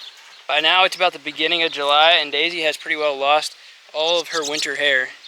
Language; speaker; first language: English; native; English